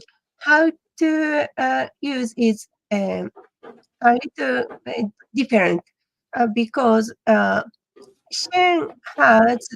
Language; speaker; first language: English; non-native, learner; Japanese